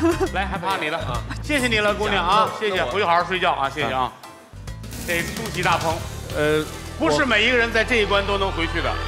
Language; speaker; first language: Chinese; native; Chinese